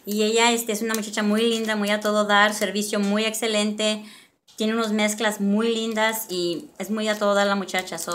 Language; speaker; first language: Spanish; early bilingual, other home language; English